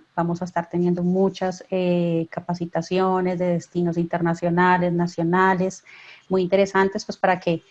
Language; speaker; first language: Spanish; native; Spanish